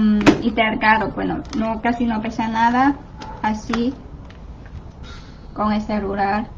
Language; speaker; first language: Spanish; non-native, learner; Chinese